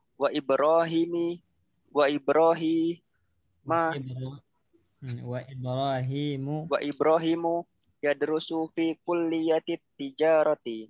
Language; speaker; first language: Arabic; non-native, learner; Indonesian